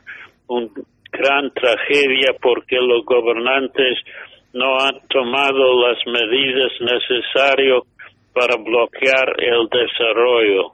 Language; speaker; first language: Spanish; non-native, fluent; English